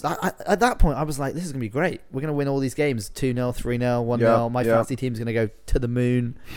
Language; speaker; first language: English; native; English